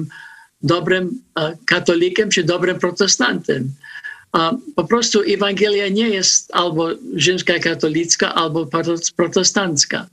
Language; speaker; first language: Polish; early bilingual, heritage; Polish